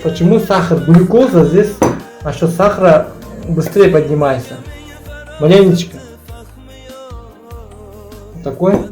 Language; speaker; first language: Russian; non-native, learner; Uzbek